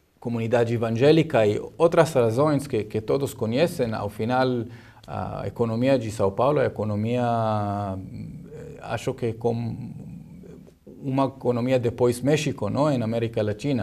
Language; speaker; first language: Portuguese; non-native, learner; Hebrew